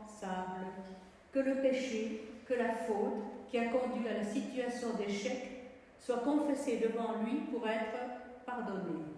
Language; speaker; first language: French; native; French